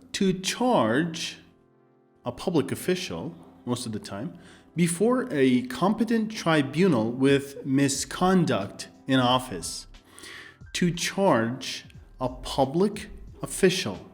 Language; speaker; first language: English; non-native, fluent; Kyrgyz